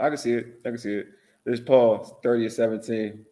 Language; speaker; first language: English; native; English